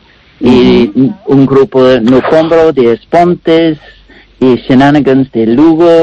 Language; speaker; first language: Spanish; non-native, learner; English